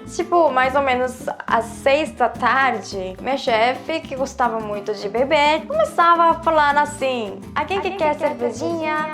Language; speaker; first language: Portuguese; non-native, fluent; Korean